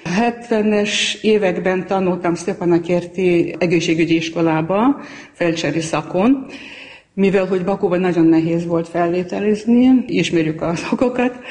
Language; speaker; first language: Hungarian; non-native, fluent; Armenian